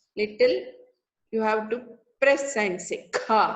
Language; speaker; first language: English; non-native, local second language; Kannada